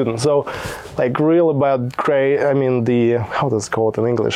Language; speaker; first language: English; non-native, fluent; Russian